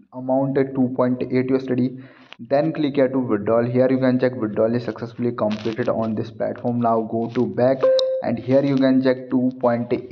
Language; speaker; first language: English; non-native, learner; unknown